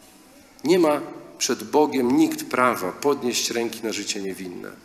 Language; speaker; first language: Polish; native; Polish